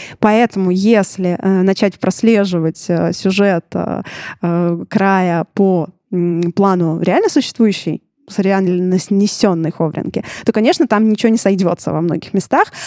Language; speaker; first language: Russian; native; Russian